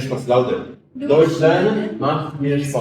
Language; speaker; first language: German; non-native, fluent; Arabic